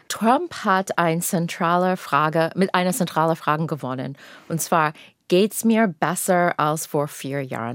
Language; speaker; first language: German; non-native, fluent; English